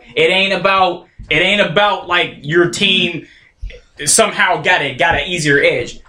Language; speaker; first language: English; native; English